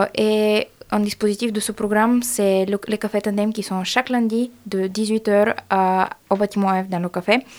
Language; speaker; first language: French; non-native, fluent; Bulgarian